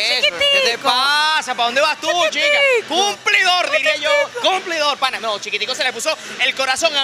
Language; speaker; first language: Spanish; native; Spanish